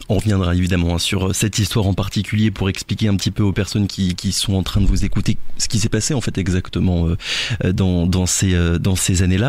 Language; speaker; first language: French; native; French